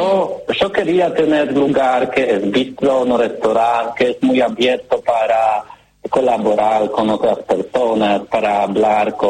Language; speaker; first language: Spanish; non-native, learner; Polish